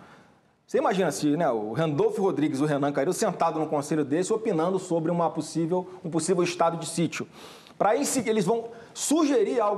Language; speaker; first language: Portuguese; native; Portuguese